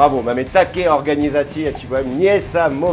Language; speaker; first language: Polish; non-native, learner; French